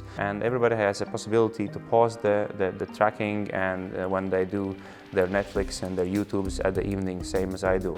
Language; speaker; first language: English; non-native, fluent; Latvian